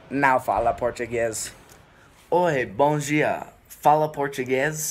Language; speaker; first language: Portuguese; non-native, learner; English